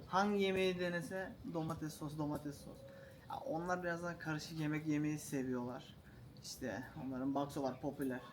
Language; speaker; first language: Turkish; native; Turkish